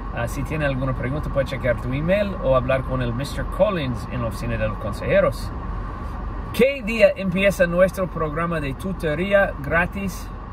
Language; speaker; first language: Spanish; non-native, fluent; English